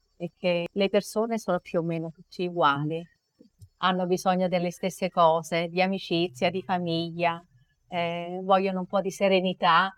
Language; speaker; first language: Italian; native; Italian